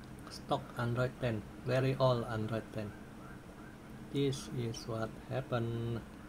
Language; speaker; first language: English; non-native, local second language; Malay